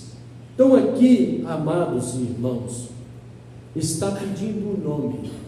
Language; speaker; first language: Portuguese; native; Portuguese